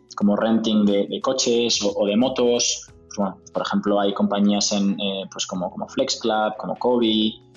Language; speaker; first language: Spanish; native; Spanish